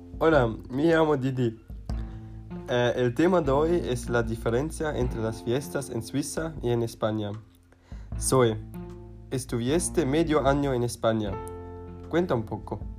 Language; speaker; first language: Spanish; non-native, learner; German